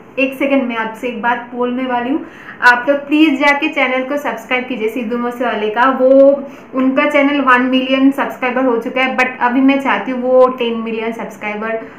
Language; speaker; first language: Hindi; non-native, local second language; Bangla